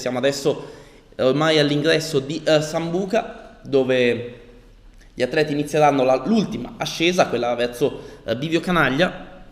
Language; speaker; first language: Italian; native; Italian